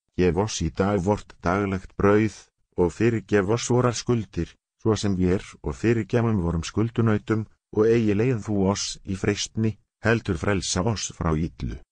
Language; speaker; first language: Icelandic; non-native, learner; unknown